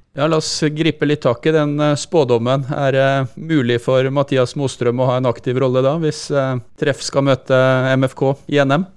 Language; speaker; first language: Norwegian; native; Norwegian